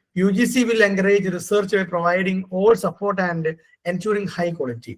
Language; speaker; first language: English; non-native, local second language; Malayalam